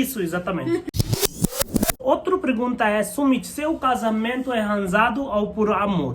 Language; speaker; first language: Portuguese; non-native, learner; Hindi